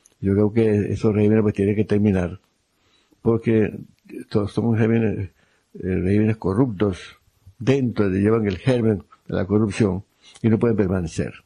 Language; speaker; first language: Spanish; native; Spanish